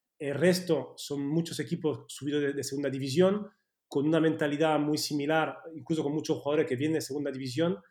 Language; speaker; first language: Spanish; early bilingual, heritage; Spanish